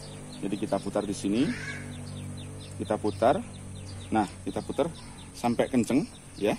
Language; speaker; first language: Indonesian; native; Indonesian